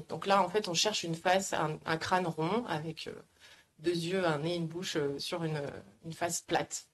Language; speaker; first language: French; native; French